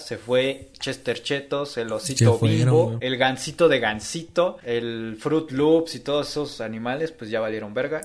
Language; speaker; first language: Spanish; native; Spanish